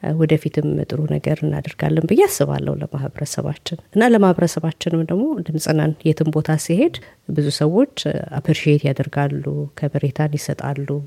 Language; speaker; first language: Amharic; native; Amharic